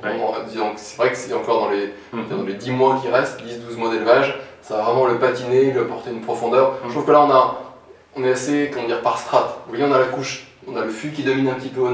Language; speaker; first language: French; native; French